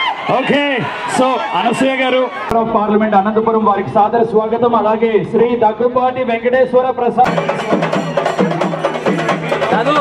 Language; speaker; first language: Telugu; native; Telugu